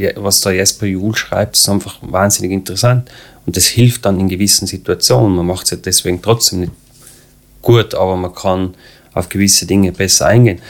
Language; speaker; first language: German; early bilingual, other home language; Croatian